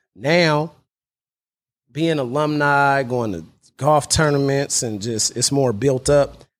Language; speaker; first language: English; native; English